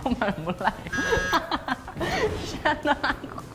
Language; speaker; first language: Korean; non-native, fluent; Chinese